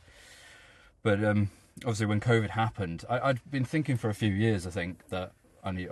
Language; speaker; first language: English; native; English